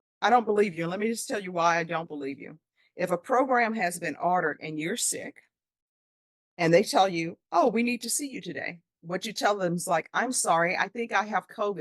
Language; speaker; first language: English; native; English